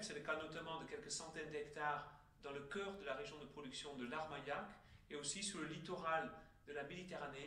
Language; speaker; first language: French; native; French